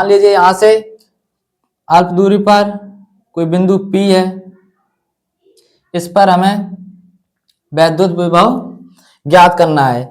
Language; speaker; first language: Hindi; native; Hindi